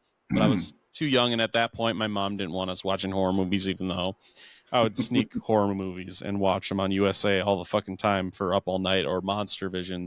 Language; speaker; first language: English; native; English